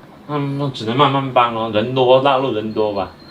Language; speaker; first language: Chinese; native; Chinese